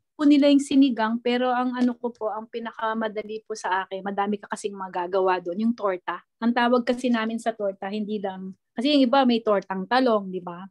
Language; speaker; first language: Filipino; non-native, local second language; Pampanga